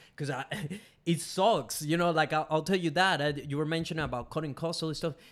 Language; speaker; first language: English; non-native, fluent; Spanish